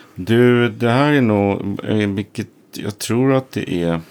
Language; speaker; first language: Swedish; native; Swedish